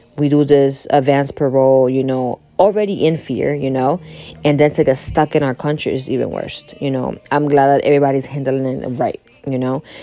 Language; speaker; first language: English; early bilingual, other home language; Spanish